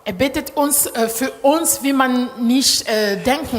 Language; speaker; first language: German; non-native, learner; Lingala